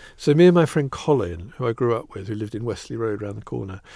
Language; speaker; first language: English; native; English